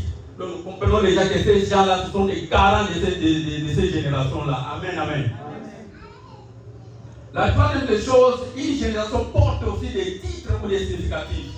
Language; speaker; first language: French; non-native, local second language; Lingala